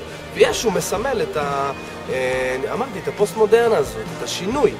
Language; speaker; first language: Hebrew; native; Hebrew